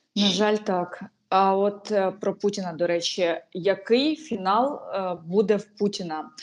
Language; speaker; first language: Ukrainian; native; Ukrainian